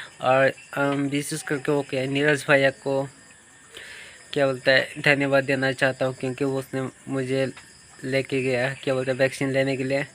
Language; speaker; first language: Hindi; non-native, local second language; Santali